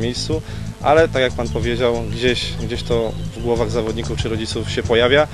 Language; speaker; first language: Polish; native; Polish